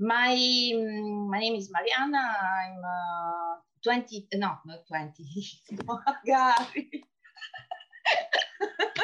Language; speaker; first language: English; non-native, fluent; Italian